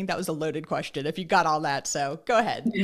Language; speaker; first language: English; native; English